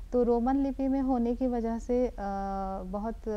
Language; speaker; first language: Hindi; native; Hindi